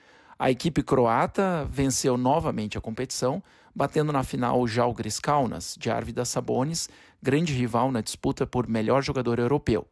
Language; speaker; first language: Portuguese; native; Portuguese